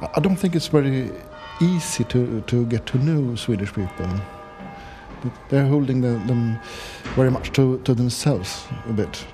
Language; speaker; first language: English; non-native, fluent; Swedish